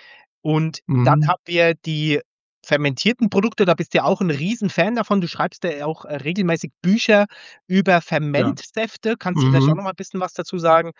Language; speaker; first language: German; native; German